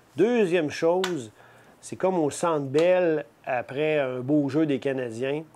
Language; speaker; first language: French; native; French